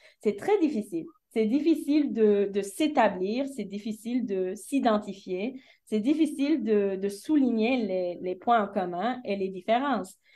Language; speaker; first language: French; early bilingual, heritage; French